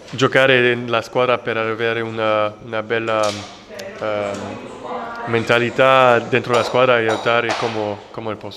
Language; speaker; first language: Italian; non-native, learner; French